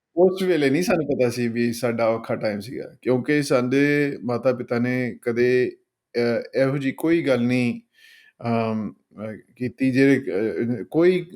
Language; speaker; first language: Punjabi; early bilingual, heritage; Punjabi